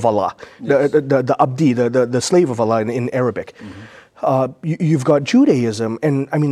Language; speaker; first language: English; native; English